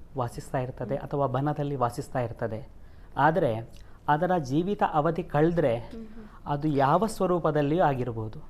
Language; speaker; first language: Kannada; non-native, local second language; Tulu